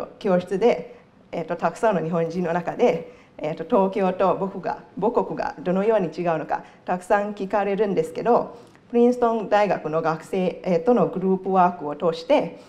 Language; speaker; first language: Japanese; non-native, fluent; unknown